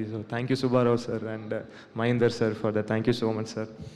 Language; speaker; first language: Telugu; non-native, learner; Tamil